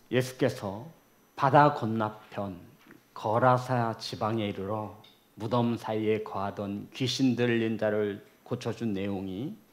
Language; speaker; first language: Korean; native; Korean